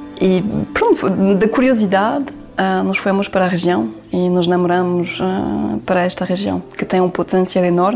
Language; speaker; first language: Portuguese; non-native, learner; French